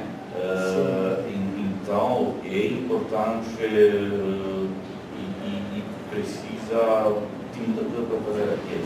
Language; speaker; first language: Portuguese; non-native, fluent; Slovenian